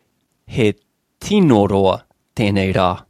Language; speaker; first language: Māori; non-native, learner; English